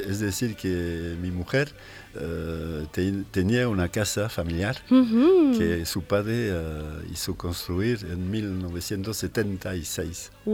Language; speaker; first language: Spanish; non-native, fluent; French